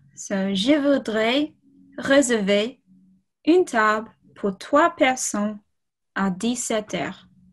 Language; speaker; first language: French; non-native, fluent; English